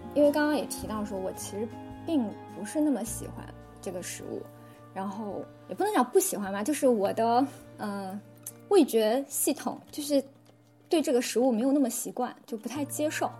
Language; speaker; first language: Chinese; native; Chinese